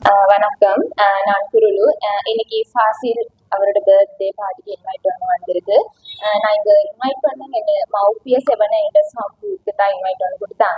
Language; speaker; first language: Tamil; non-native, local second language; Sinhala